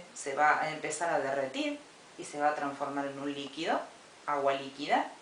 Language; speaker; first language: Spanish; native; Spanish